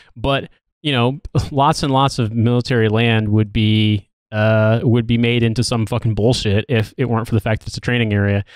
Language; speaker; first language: English; native; English